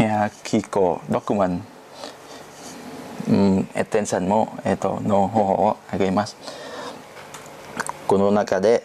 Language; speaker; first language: Japanese; non-native, learner; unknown